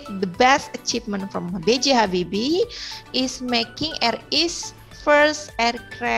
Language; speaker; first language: English; non-native, learner; Indonesian